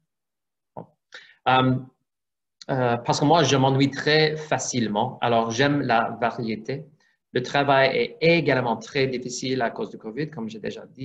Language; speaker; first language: French; non-native, fluent; English